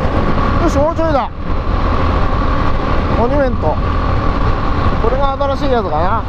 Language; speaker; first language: Japanese; native; Japanese